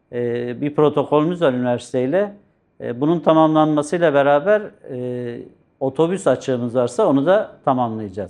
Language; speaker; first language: Turkish; native; Turkish